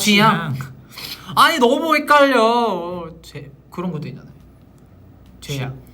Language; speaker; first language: Korean; non-native, local second language; Filipino